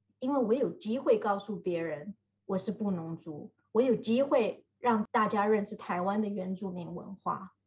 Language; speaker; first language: Chinese; native; Chinese